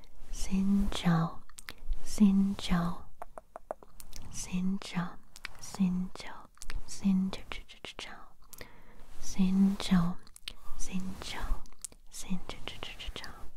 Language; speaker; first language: Vietnamese; non-native, learner; English